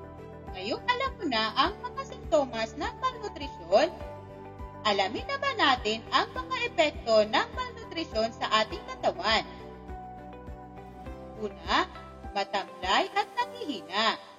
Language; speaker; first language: Filipino; native; Filipino